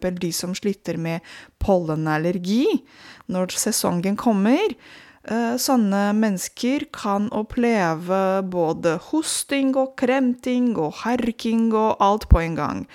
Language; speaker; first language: Norwegian; non-native, fluent; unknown